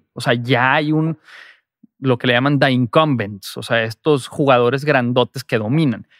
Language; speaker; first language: Spanish; native; Spanish